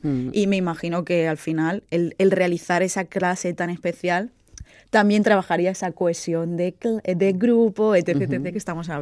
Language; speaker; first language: Spanish; native; Spanish